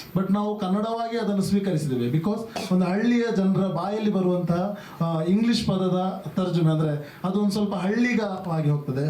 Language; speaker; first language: Kannada; non-native, local second language; Tulu